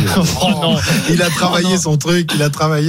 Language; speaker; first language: French; native; French